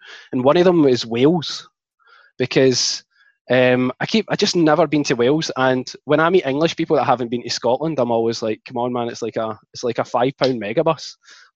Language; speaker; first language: English; native; English